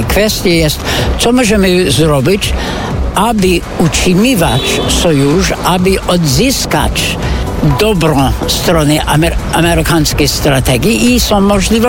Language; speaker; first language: Polish; non-native, fluent; English